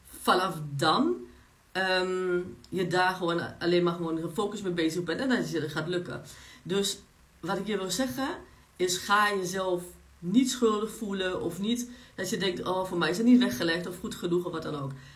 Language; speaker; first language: Dutch; non-native, fluent; Polish